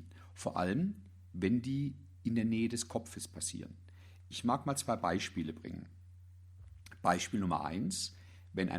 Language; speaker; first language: German; native; German